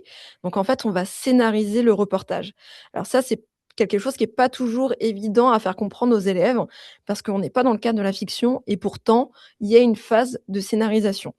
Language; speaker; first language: French; native; French